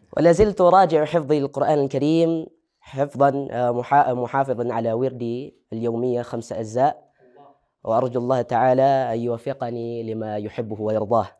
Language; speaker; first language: Arabic; non-native, learner; Indonesian